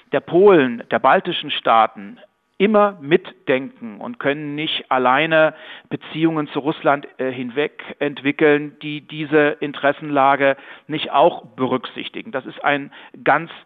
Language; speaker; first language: German; native; German